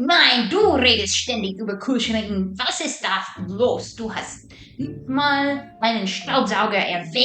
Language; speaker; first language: German; non-native, fluent; English